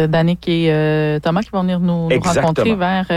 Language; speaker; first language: French; native; French